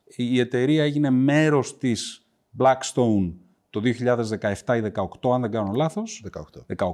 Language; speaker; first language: Greek; native; Greek